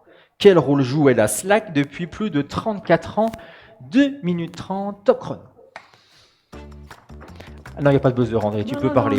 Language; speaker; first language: French; native; French